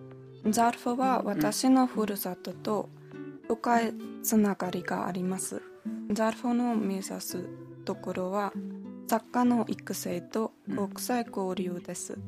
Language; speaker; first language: Japanese; non-native, learner; German